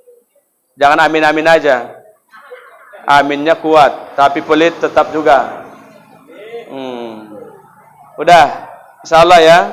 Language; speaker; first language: Indonesian; native; Indonesian